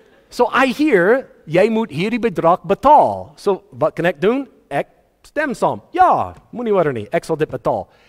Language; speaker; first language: Afrikaans; non-native, learner; English